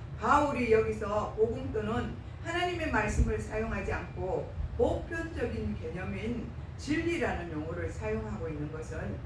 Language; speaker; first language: Korean; native; Korean